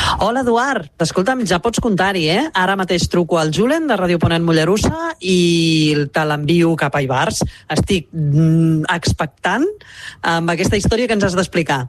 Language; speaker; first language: Catalan; native; Catalan